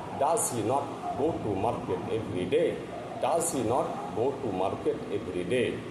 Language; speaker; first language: English; non-native, local second language; Bangla